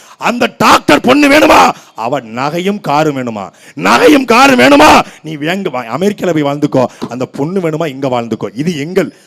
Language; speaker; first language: Tamil; native; Tamil